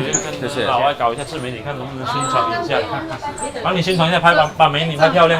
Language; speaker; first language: Chinese; native; Chinese